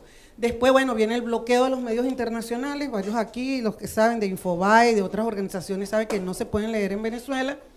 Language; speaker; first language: Spanish; native; Spanish